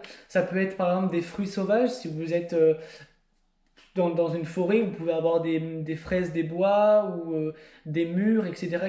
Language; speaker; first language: French; native; French